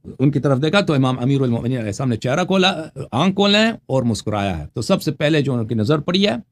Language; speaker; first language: Urdu; non-native, fluent; Persian